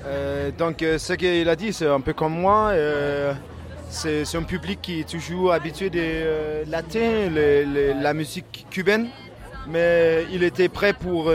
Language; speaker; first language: French; non-native, learner; Danish